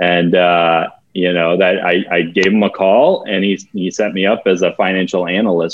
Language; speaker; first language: English; native; English